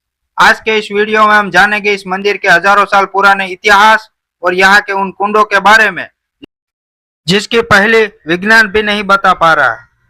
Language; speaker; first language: Hindi; non-native, local second language; Gujarati